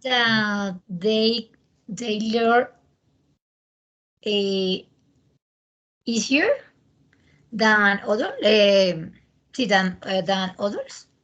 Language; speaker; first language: English; non-native, learner; Spanish